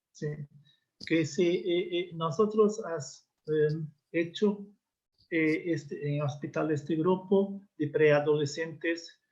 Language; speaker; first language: Spanish; non-native, learner; Portuguese